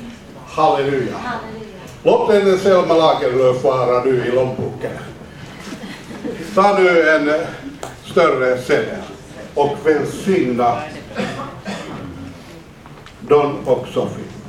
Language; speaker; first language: Swedish; non-native, fluent; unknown